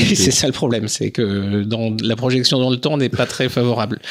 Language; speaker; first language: French; native; French